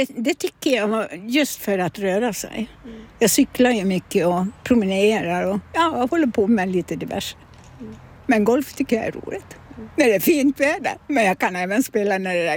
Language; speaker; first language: Swedish; native; Swedish